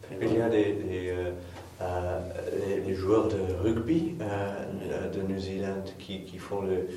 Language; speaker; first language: French; non-native, fluent; English